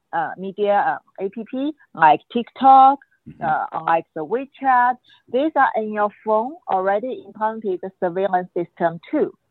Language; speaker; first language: English; non-native, fluent; Chinese